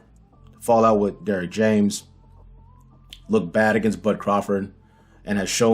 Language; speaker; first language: English; native; English